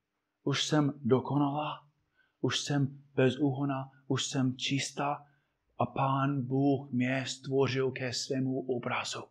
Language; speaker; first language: Czech; non-native, fluent; English